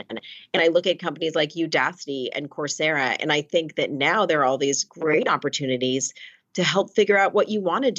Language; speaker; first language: English; native; English